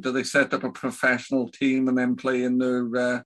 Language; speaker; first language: English; native; English